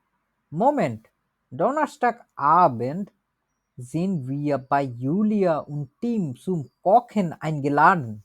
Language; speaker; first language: German; non-native, learner; Bangla